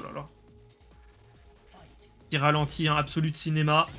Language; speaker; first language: French; native; French